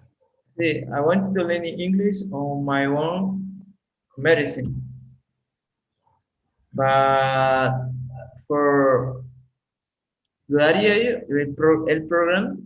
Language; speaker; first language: English; non-native, learner; Portuguese